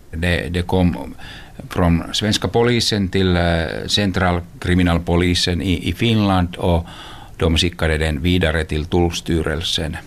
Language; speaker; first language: Swedish; non-native, local second language; Finnish